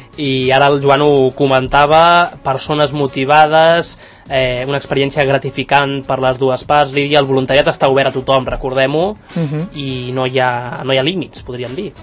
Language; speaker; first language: Catalan; native; Catalan